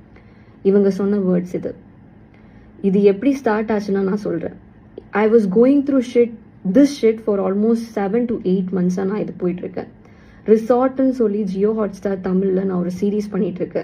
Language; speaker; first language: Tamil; non-native, local second language; Malayalam